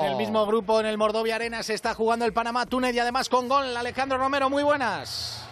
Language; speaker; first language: Spanish; native; Spanish